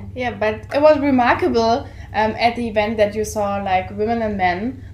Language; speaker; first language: English; non-native, fluent; German